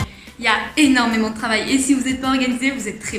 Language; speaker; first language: French; native; French